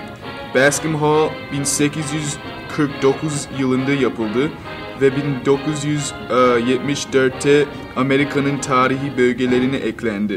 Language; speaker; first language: Turkish; early bilingual, heritage; Turkish